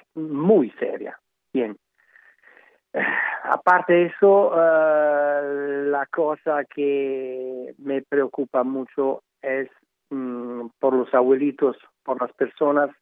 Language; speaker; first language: Spanish; non-native, learner; Italian